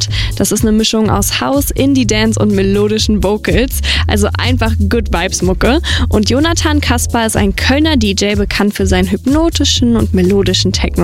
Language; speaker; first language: German; native; German